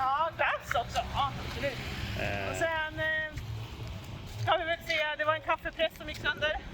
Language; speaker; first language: Swedish; native; Swedish